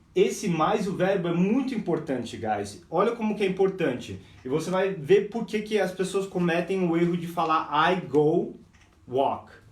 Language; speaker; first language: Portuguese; non-native, fluent; English